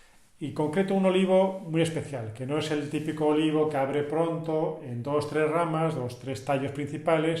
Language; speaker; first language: Spanish; native; Spanish